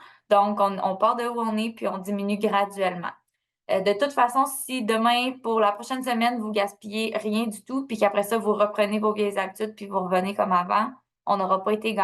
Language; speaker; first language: French; native; French